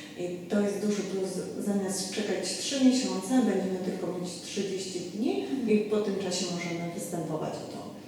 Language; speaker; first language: Polish; native; Polish